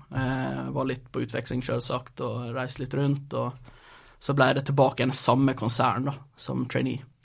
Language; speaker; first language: Norwegian; early bilingual, other home language; Swedish